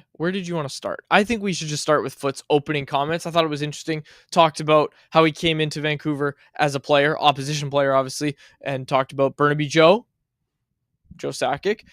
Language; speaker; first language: English; native; English